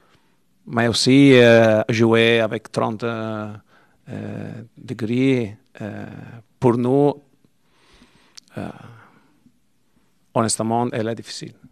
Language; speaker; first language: French; non-native, learner; Italian